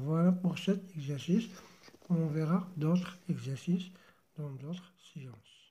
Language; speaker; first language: French; non-native, local second language; Arabic